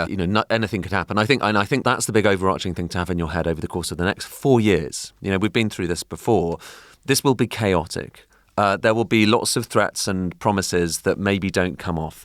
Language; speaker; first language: English; native; English